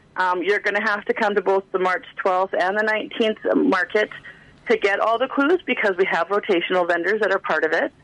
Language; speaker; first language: English; native; English